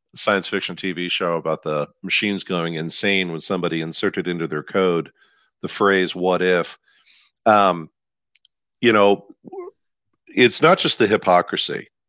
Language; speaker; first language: English; native; English